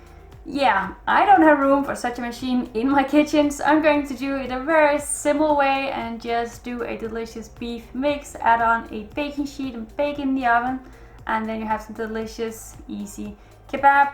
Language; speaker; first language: English; non-native, fluent; Danish